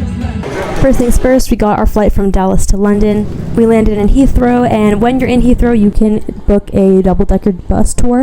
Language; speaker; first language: English; native; English